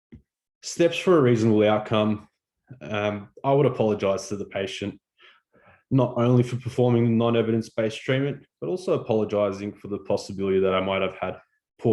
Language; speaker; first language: English; native; English